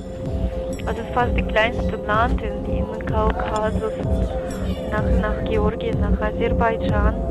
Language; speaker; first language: German; non-native, fluent; Armenian